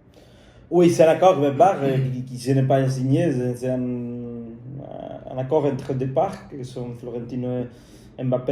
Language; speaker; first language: French; non-native, fluent; Spanish